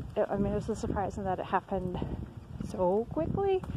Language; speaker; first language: English; native; English